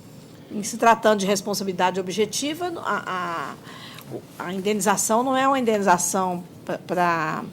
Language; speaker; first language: Portuguese; native; Portuguese